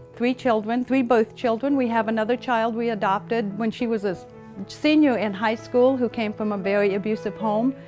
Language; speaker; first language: English; native; English